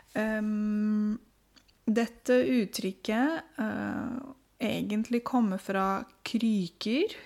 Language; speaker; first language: Norwegian; non-native, fluent; Romanian